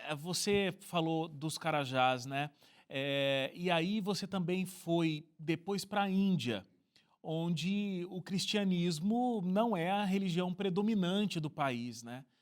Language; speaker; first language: Portuguese; native; Portuguese